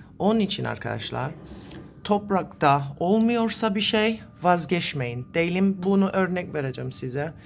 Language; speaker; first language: Turkish; native; Turkish